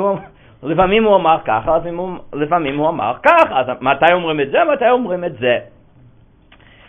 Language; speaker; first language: Hebrew; non-native, fluent; English